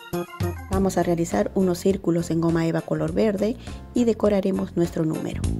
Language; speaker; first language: Spanish; native; Spanish